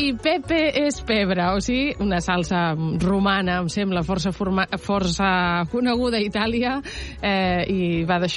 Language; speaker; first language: Catalan; native; Catalan